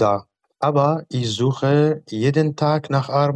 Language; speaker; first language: German; non-native, learner; Arabic